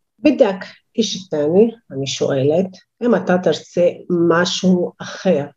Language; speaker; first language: Hebrew; non-native, local second language; Arabic